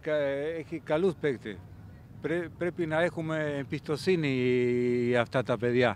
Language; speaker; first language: Greek; non-native, learner; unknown